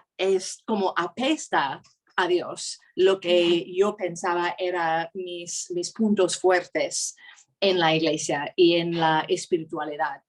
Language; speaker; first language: Spanish; non-native, fluent; English